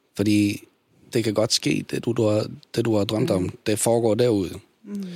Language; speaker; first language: Danish; early bilingual, other home language; Bosnian